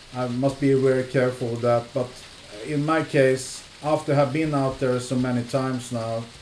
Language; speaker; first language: English; non-native, fluent; Swedish